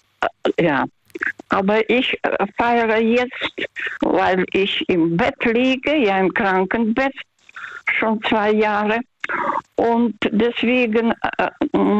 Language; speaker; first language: German; non-native, learner; Russian